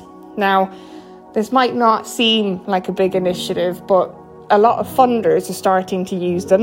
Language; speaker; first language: English; native; English